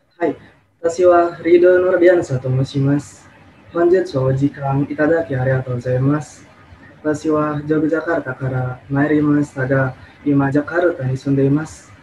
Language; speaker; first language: Japanese; non-native, learner; Indonesian